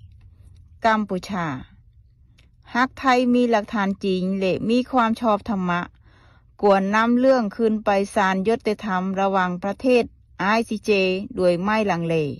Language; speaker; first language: Thai; non-native, local second language; Khmer